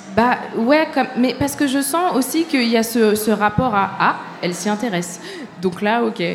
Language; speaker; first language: French; early bilingual, other home language; Arabic